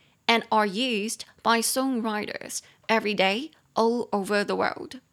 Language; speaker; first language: English; non-native, fluent; Chinese